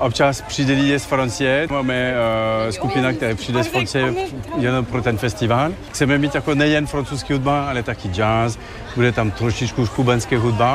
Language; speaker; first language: Czech; non-native, learner; French